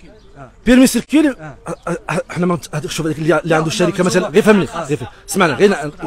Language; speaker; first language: Arabic; native; Arabic